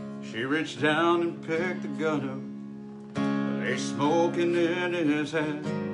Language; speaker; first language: English; early bilingual, other home language; Spanish